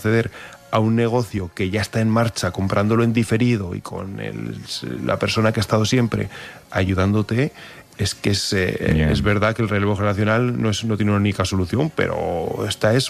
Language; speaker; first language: Spanish; native; Spanish